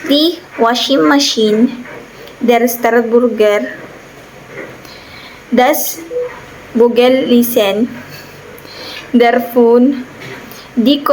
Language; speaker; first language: German; non-native, learner; Bikol